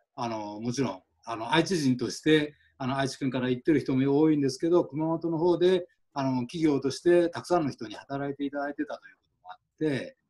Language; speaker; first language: Japanese; native; Japanese